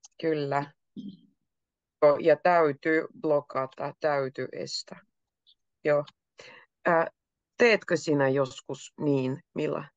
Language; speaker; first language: Finnish; native; Finnish